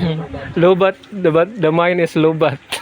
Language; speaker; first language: English; non-native, learner; Cebuano